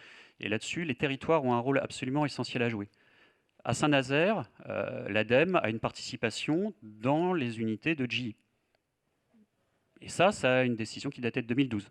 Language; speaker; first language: French; native; French